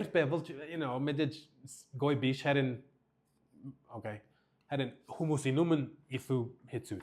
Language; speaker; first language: Mongolian; non-native, learner; English